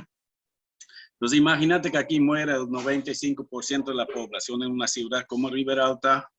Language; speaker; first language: Spanish; non-native, fluent; Dutch